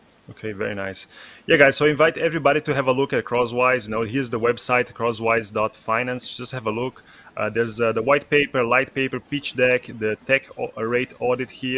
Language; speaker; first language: English; non-native, fluent; Portuguese